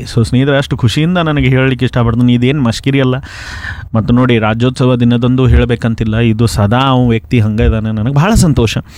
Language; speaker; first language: Kannada; non-native, local second language; Konkani